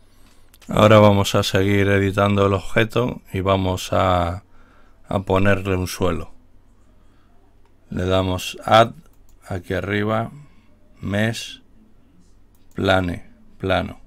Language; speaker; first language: Spanish; native; Spanish